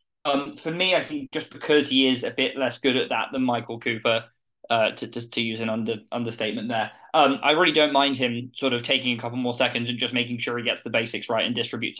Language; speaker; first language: English; native; English